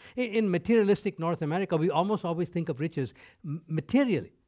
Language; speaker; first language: English; non-native, local second language; Tamil